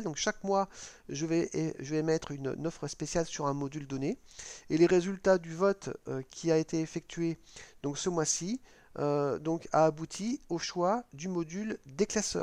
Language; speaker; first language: French; native; French